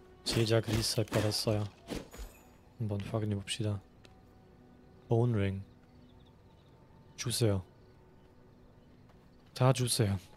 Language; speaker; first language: Korean; non-native, fluent; German